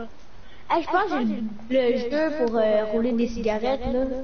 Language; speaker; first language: French; native; French